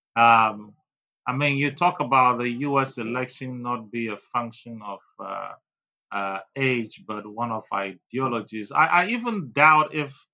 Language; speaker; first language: English; non-native, local second language; Ewe